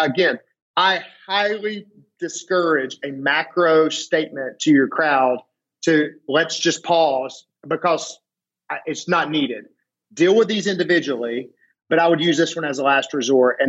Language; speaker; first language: English; native; English